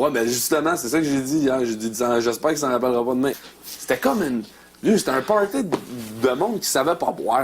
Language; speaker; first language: French; native; French